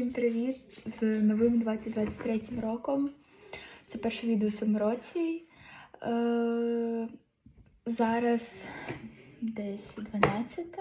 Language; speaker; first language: Ukrainian; non-native, local second language; Russian